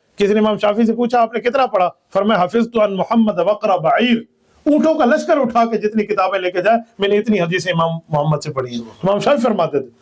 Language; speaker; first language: Urdu; non-native, local second language; Punjabi